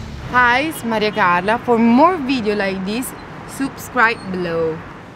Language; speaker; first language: English; non-native, fluent; Italian